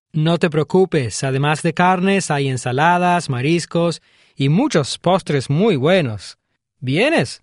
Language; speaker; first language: Spanish; non-native, fluent; English